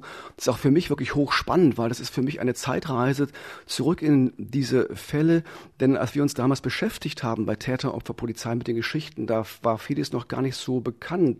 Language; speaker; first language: German; native; German